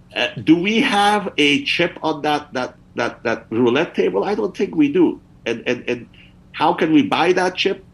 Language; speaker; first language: English; early bilingual, other home language; Persian